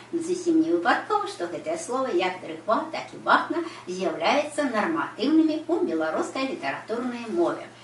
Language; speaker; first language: Belarusian; native; Belarusian